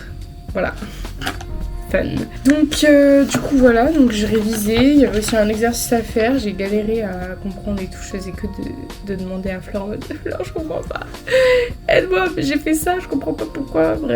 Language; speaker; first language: French; native; French